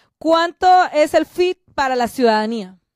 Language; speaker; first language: Spanish; native; Spanish